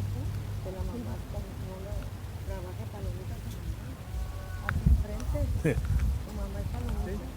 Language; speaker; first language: Spanish; native; Spanish